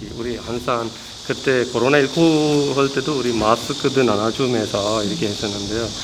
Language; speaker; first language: Korean; non-native, fluent; Sinhala